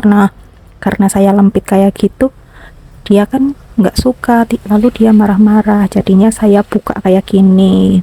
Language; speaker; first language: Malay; non-native, local second language; Javanese